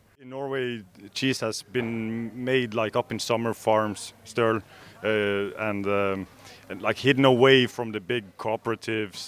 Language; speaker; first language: English; non-native, fluent; Norwegian